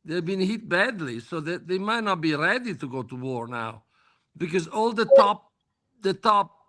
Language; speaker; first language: English; non-native, fluent; Italian